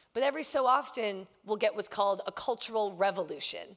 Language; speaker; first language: English; native; English